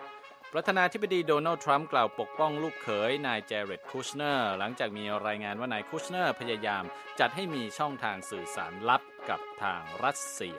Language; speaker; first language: Thai; native; Thai